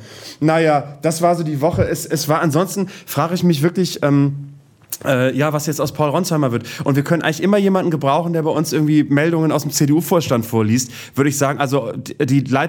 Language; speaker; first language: German; native; German